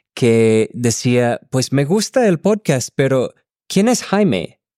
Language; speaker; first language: Spanish; non-native, fluent; English